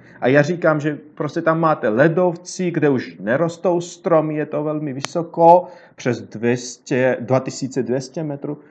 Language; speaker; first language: Czech; non-native, fluent; Georgian